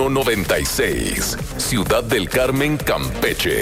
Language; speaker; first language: Spanish; native; Spanish